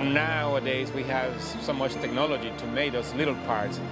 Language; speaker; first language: English; non-native, fluent; Spanish